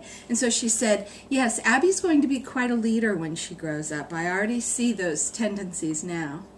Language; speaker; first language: English; native; English